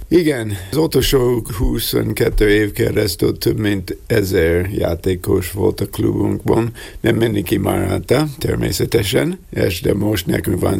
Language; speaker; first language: Hungarian; non-native, learner; English